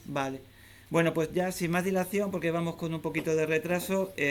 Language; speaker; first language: Spanish; native; Spanish